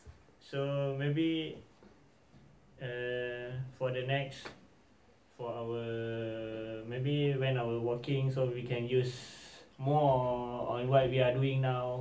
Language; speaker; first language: English; non-native, learner; Malay